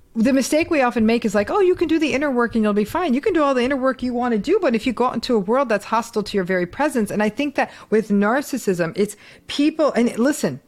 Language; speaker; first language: English; early bilingual, other home language; Hindi